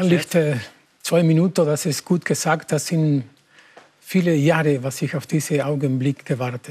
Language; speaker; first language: German; non-native, learner; Spanish